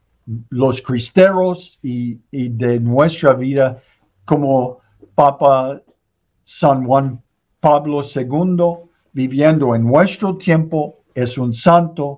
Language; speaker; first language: Spanish; non-native, learner; English